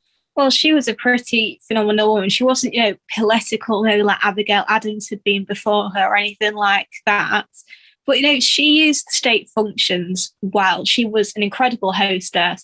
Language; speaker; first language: English; native; English